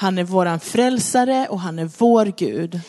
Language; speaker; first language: Swedish; non-native, fluent; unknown